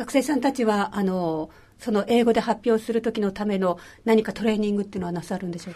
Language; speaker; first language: Japanese; native; Japanese